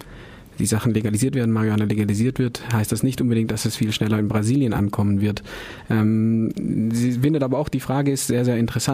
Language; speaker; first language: German; native; German